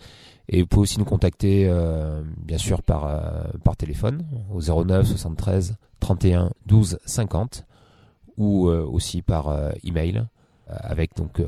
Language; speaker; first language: French; native; French